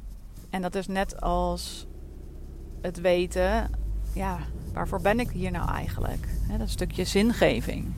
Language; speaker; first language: Dutch; native; Dutch